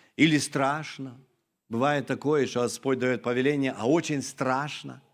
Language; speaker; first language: Russian; non-native, local second language; Ukrainian